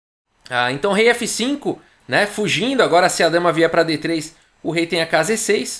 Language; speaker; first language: Portuguese; native; Portuguese